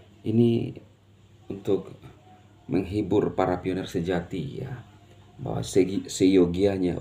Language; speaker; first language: Indonesian; native; Indonesian